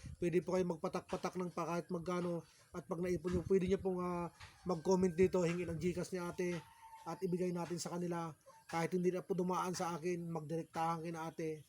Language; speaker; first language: Filipino; native; Filipino